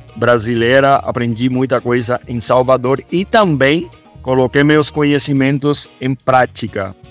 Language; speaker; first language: Portuguese; non-native, fluent; Spanish